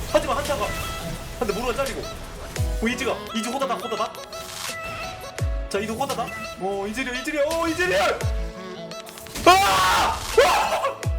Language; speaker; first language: Korean; native; Korean